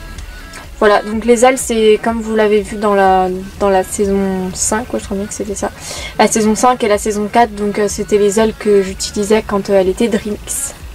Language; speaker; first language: French; native; French